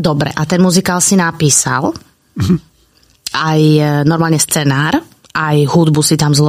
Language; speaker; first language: Slovak; native; Slovak